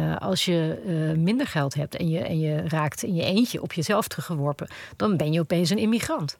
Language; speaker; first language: Dutch; native; Dutch